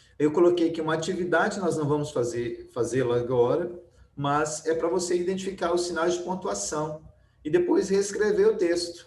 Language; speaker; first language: Portuguese; native; Portuguese